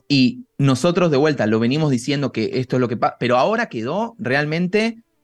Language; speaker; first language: Spanish; native; Spanish